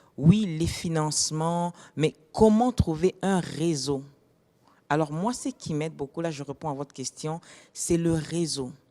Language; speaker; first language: French; non-native, local second language; Lingala